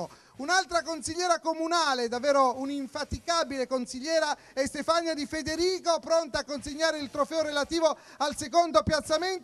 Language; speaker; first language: Italian; native; Italian